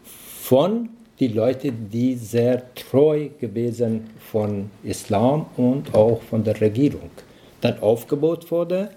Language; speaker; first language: German; non-native, learner; Persian